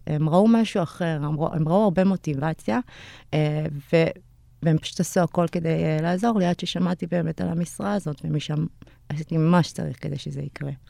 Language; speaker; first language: Hebrew; early bilingual, other home language; Amharic